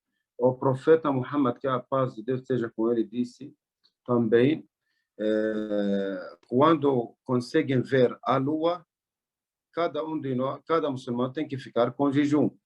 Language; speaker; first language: Portuguese; non-native, learner; Arabic